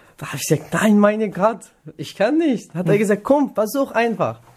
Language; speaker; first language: German; non-native, learner; Kurdish